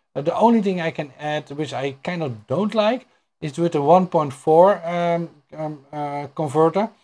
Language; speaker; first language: English; non-native, fluent; Dutch